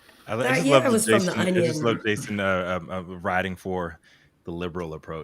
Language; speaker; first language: English; native; English